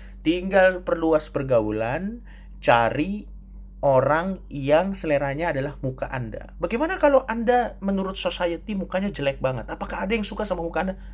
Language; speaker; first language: Indonesian; native; Indonesian